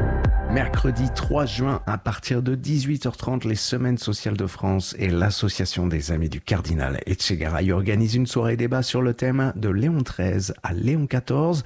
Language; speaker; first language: French; native; French